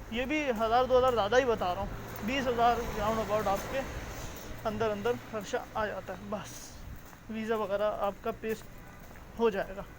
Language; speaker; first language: Urdu; native; Urdu